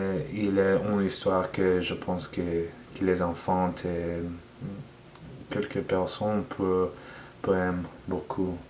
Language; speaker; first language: French; non-native, learner; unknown